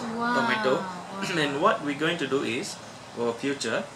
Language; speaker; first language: English; non-native, local second language; Tamil